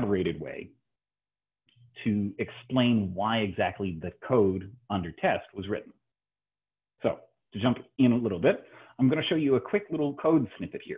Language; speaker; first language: English; native; English